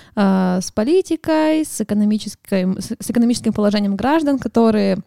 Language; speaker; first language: Russian; native; Russian